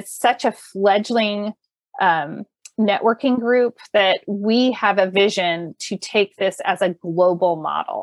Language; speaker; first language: English; native; English